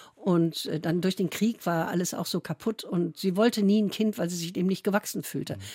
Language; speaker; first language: German; native; German